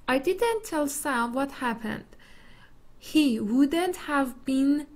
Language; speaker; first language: English; non-native, fluent; Persian